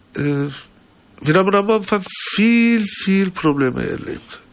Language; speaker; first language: German; non-native, fluent; Turkish